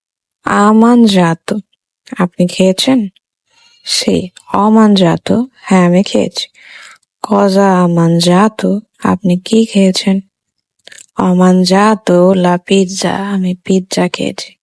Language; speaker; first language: Italian; non-native, fluent; Bangla